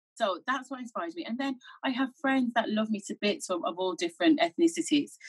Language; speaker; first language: English; native; English